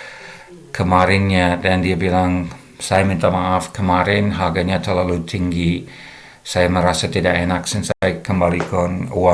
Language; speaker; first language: Indonesian; non-native, fluent; English